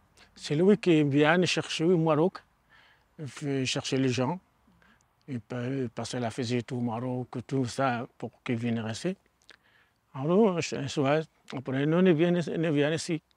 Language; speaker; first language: French; non-native, learner; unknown